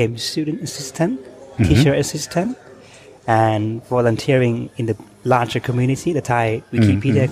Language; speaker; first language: English; non-native, fluent; Thai